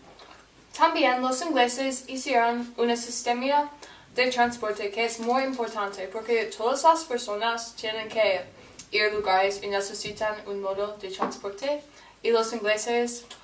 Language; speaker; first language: Spanish; non-native, learner; English